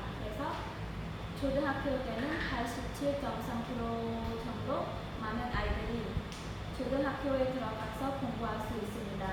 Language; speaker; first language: Korean; non-native, learner; Khmer